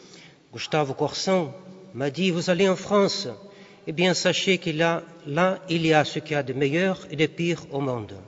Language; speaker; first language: French; non-native, fluent; Portuguese